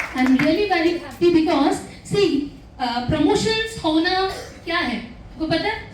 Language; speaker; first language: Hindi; non-native, local second language; Malayalam